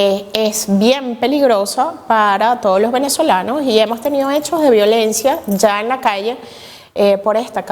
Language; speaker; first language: Spanish; native; Spanish